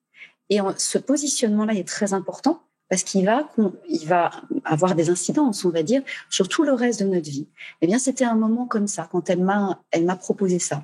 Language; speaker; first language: French; native; French